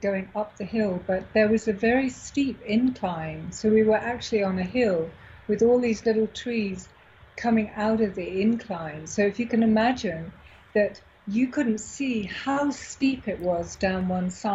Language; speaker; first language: English; native; English